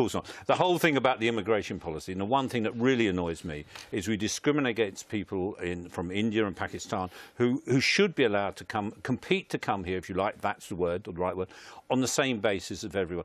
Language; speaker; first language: English; native; English